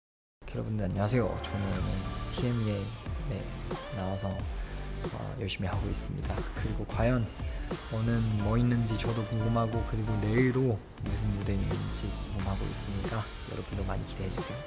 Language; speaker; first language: Korean; non-native, fluent; Chinese